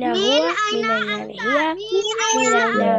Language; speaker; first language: Arabic; non-native, learner; Bangla